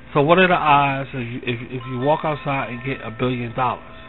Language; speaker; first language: English; native; English